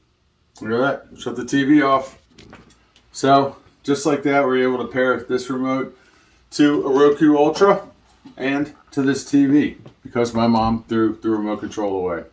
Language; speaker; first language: English; native; English